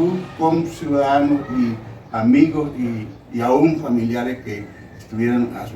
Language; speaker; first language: Spanish; native; Spanish